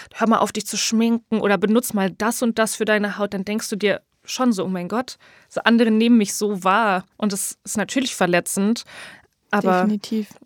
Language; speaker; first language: German; native; German